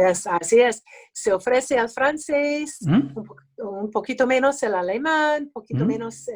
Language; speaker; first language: Spanish; early bilingual, other home language; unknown